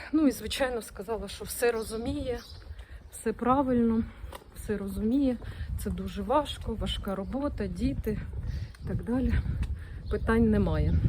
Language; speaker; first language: Ukrainian; non-native, local second language; Russian